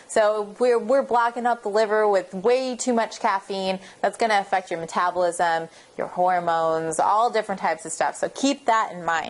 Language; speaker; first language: English; native; English